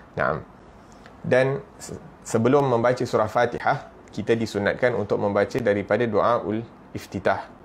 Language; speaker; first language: Malay; native; Malay